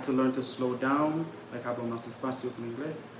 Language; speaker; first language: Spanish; non-native, learner; English